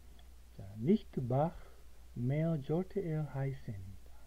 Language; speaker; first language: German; non-native, fluent; Korean